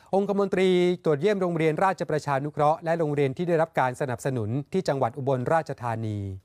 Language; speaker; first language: Thai; native; Thai